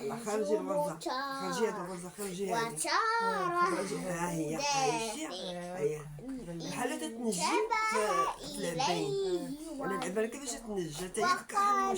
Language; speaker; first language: Arabic; native; Arabic